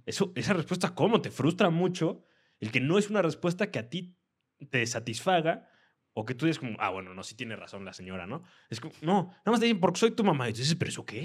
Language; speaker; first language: Spanish; native; Spanish